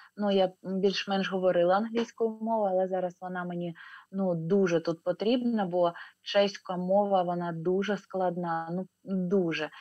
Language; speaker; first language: Ukrainian; non-native, local second language; Russian